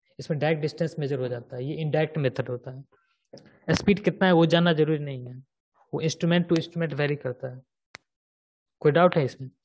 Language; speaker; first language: Hindi; native; Hindi